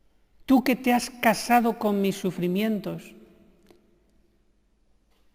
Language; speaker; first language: Spanish; native; Spanish